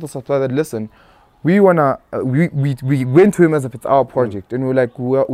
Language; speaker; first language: English; non-native, local second language; Tsonga